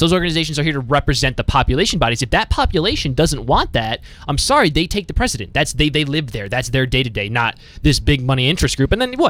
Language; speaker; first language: English; native; English